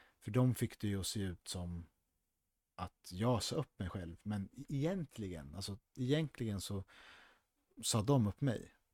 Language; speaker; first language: Swedish; early bilingual, other home language; Spanish